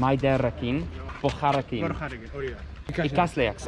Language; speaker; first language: Basque; non-native, learner; English